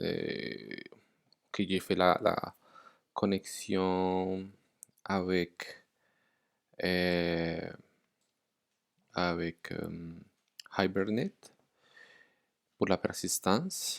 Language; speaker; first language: French; non-native, fluent; Spanish